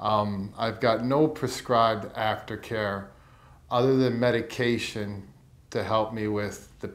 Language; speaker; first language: English; native; English